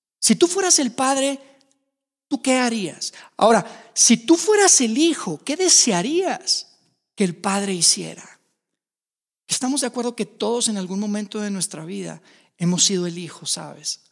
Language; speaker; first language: Spanish; native; Spanish